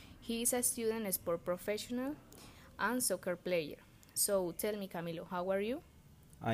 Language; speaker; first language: English; non-native, learner; Spanish